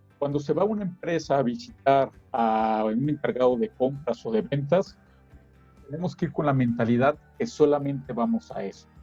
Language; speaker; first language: Spanish; native; Spanish